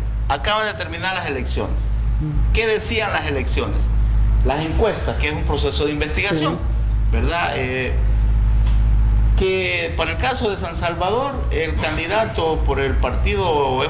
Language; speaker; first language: Spanish; native; Spanish